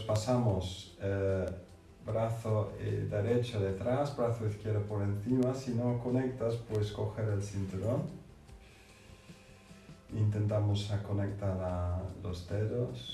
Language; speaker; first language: Spanish; non-native, fluent; English